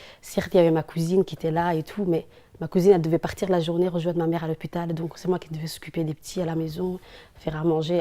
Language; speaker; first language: French; early bilingual, other home language; Somali